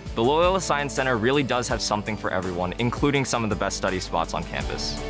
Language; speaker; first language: English; native; English